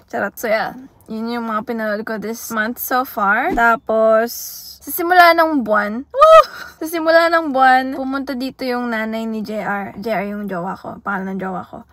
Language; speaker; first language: Filipino; early bilingual, heritage; Filipino